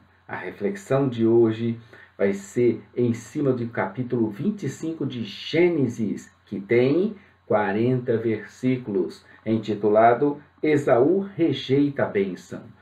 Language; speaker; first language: Portuguese; native; Portuguese